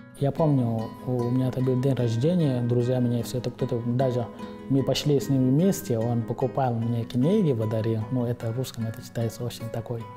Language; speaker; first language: Russian; non-native, fluent; Arabic